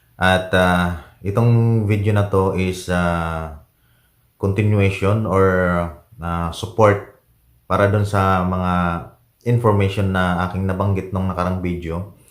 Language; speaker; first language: Filipino; native; Filipino